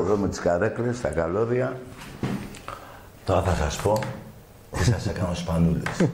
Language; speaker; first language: Greek; native; Greek